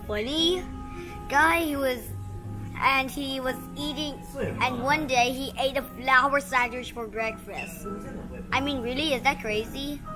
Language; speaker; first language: English; non-native, learner; Thai